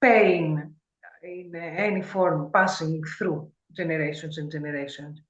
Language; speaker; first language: English; non-native, fluent; Greek